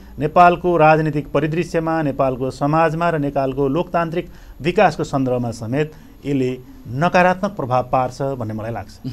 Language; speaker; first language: Nepali; native; Nepali